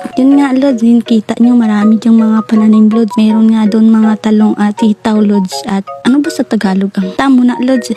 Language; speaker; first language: Filipino; non-native, local second language; Hiligaynon